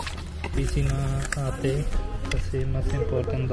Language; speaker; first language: Filipino; non-native, learner; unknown